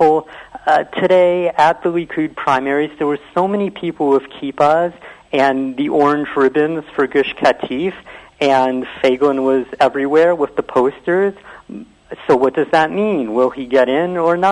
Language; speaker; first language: English; native; English